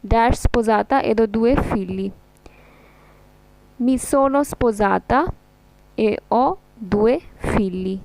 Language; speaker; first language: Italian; non-native, fluent; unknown